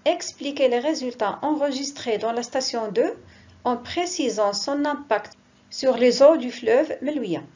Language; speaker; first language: French; non-native, local second language; Arabic